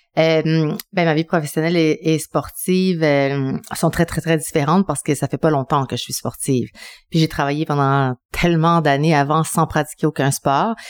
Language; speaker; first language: French; early bilingual, other home language; Spanish